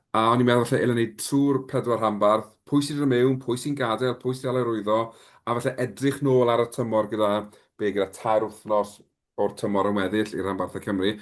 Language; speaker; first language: Welsh; native; Welsh